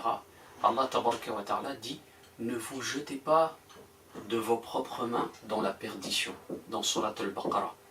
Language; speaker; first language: French; native; French